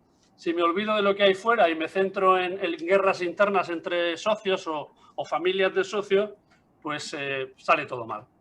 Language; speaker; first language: Spanish; native; Spanish